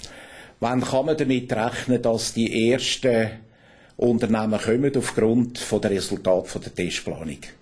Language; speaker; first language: German; native; German